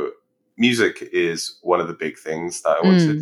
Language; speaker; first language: English; native; English